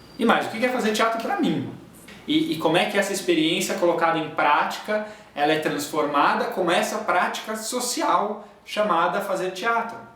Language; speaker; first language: Portuguese; native; Portuguese